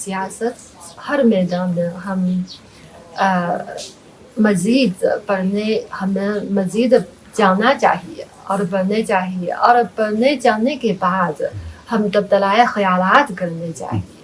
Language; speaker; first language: Hindi; non-native, fluent; Chinese